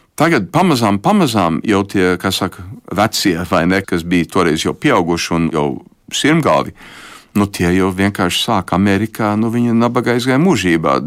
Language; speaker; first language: Latvian; early bilingual, heritage; Latvian